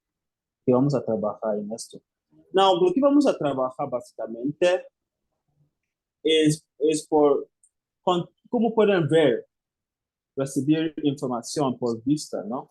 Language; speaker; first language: Spanish; non-native, fluent; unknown